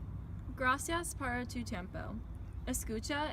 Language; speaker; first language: Spanish; non-native, learner; English